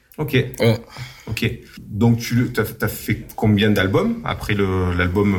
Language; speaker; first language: French; native; French